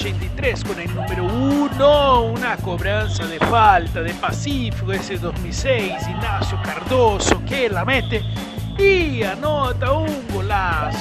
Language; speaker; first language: Spanish; native; Spanish